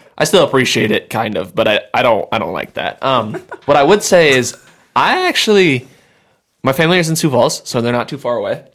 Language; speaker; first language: English; native; English